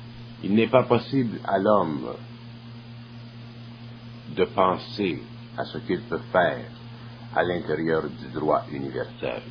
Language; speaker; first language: French; native; French